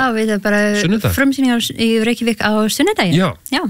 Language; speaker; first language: Icelandic; non-native, learner; English